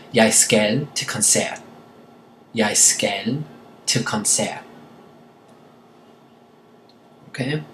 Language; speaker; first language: Danish; non-native, learner; English